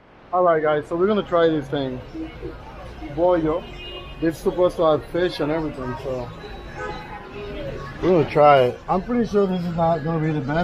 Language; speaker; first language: English; native; English